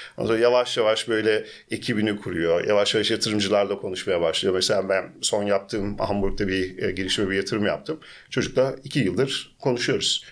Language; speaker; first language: Turkish; early bilingual, heritage; Turkish